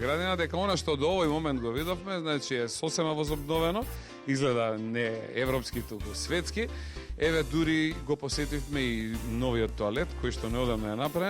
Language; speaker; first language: Macedonian; native; Macedonian